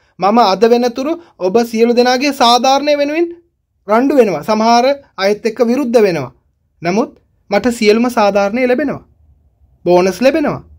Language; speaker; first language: Sinhala; non-native, local second language; Tamil